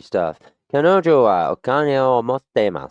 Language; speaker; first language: Japanese; non-native, learner; English